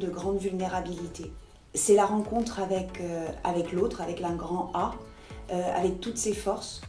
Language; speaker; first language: French; native; French